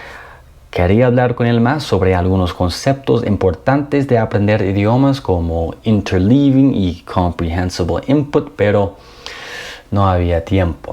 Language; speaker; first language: Spanish; non-native, fluent; English